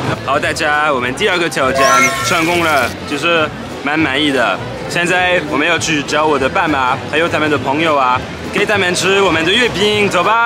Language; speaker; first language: Chinese; non-native, fluent; French